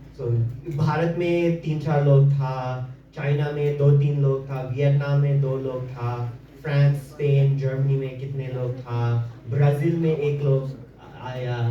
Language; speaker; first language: Hindi; early bilingual, heritage; English